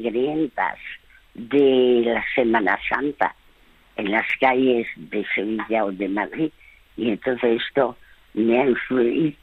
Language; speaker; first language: Spanish; early bilingual, other home language; French